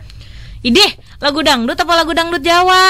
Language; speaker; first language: Indonesian; native; Indonesian